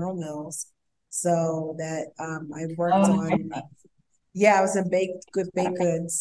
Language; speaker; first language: English; native; English